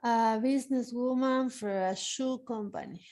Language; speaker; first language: English; non-native, learner; Spanish